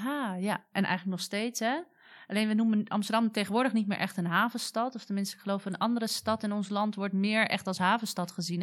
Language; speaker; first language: Dutch; native; Dutch